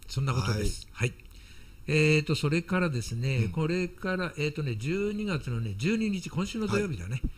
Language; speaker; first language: Japanese; native; Japanese